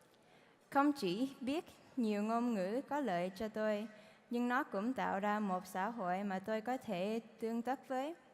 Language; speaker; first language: Vietnamese; early bilingual, heritage; Vietnamese